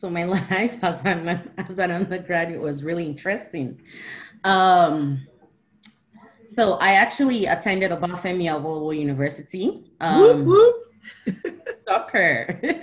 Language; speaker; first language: English; non-native, local second language; Igbo